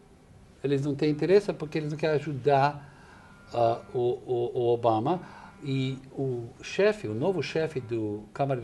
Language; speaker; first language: Portuguese; non-native, fluent; English